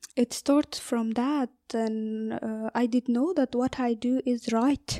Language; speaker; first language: English; non-native, learner; Persian